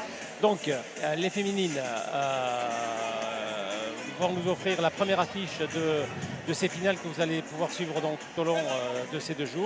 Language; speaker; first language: French; native; French